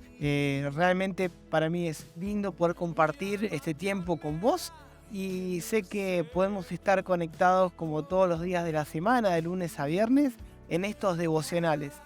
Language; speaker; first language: Spanish; native; Spanish